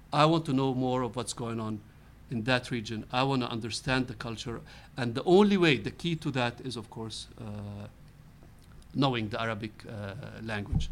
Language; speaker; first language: English; non-native, fluent; Arabic